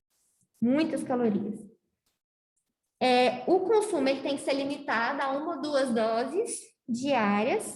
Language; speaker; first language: Portuguese; native; Portuguese